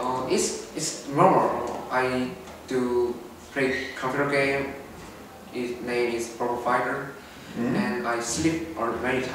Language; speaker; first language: English; non-native, learner; Korean